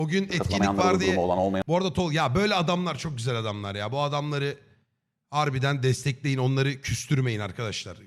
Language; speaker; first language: Turkish; native; Turkish